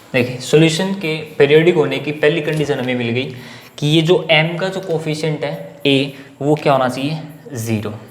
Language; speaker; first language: Hindi; native; Hindi